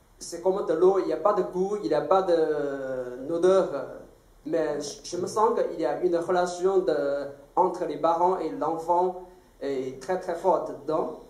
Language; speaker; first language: French; non-native, fluent; Chinese